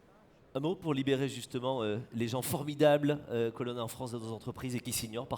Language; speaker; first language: French; native; French